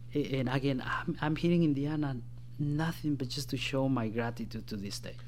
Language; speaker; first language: English; non-native, fluent; Spanish